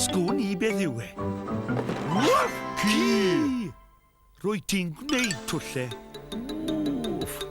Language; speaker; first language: Welsh; native; Welsh